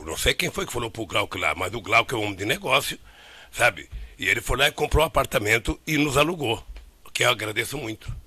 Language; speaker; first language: Portuguese; native; Portuguese